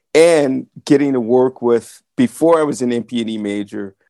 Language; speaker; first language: English; native; English